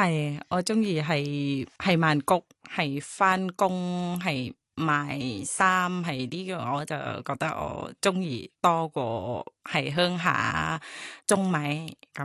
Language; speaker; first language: Cantonese; non-native, fluent; Thai